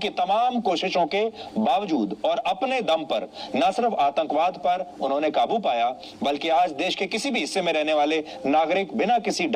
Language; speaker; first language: Hindi; native; Hindi